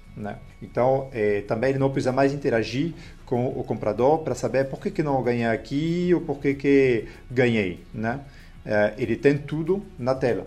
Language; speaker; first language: Portuguese; non-native, fluent; French